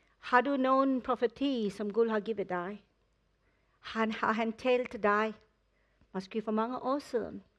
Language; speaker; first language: Danish; non-native, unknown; English